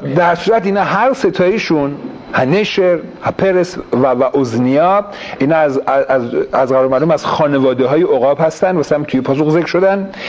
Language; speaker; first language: Persian; early bilingual, heritage; Persian